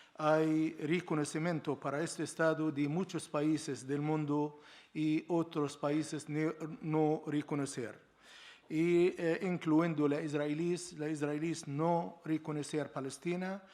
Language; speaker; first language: Spanish; non-native, learner; Arabic